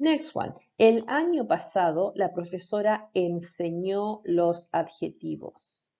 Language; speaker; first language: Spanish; non-native, fluent; English